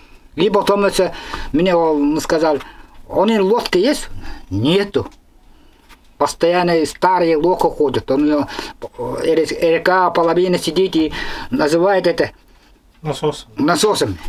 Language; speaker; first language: Russian; non-native, local second language; Yakut